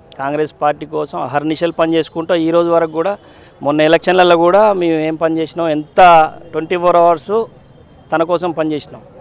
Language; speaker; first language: Telugu; native; Telugu